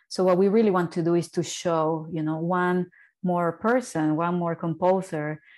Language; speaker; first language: English; non-native, fluent; Spanish